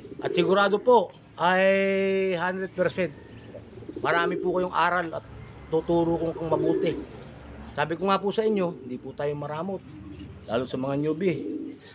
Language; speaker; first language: Filipino; non-native, local second language; Waray